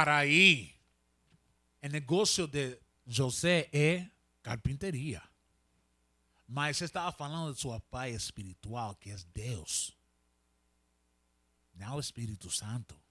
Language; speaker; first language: Portuguese; non-native, learner; Spanish